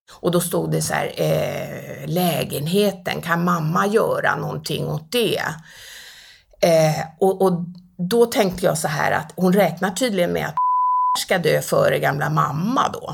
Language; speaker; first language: Swedish; native; Swedish